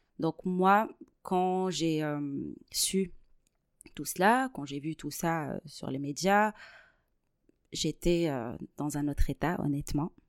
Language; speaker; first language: French; non-native, local second language; Arabic